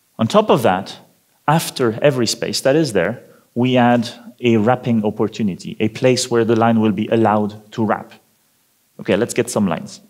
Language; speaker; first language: English; non-native, fluent; French